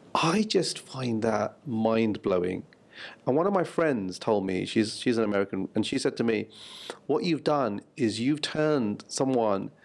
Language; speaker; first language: English; native; English